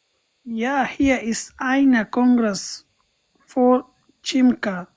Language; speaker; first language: German; non-native, learner; Pashto